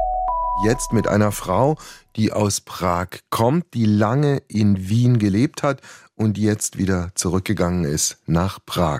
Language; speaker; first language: German; native; German